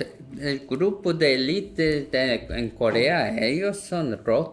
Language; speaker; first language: Spanish; non-native, learner; Korean